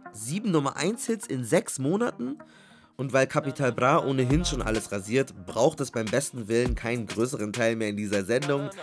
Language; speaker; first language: German; native; German